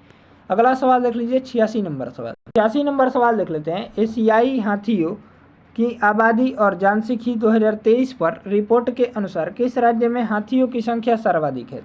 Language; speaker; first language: Hindi; native; Hindi